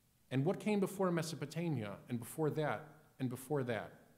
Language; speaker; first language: English; native; English